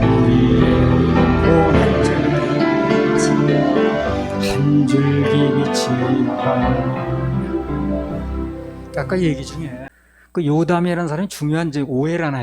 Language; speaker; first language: Korean; native; Korean